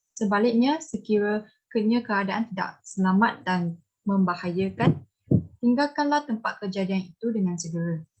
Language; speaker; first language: Malay; non-native, local second language; Chinese